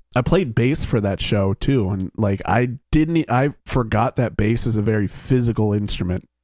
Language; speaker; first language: English; native; English